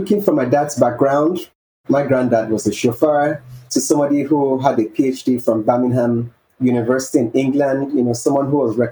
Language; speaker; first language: English; non-native, local second language; Yoruba